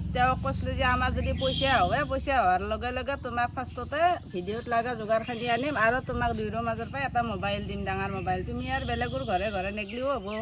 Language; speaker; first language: Assamese; native; Assamese